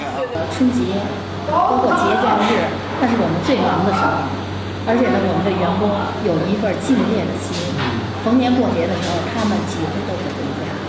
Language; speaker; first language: Chinese; native; Chinese